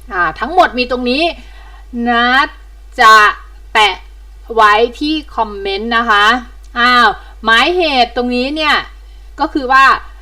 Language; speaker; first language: Thai; native; Thai